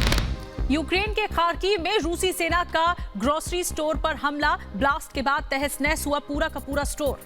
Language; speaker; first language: Hindi; native; Hindi